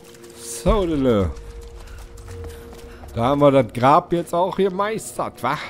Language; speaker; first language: German; native; German